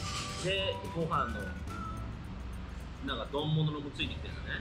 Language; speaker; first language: Japanese; native; Japanese